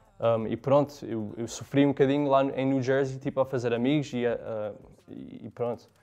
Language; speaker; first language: Portuguese; early bilingual, other home language; English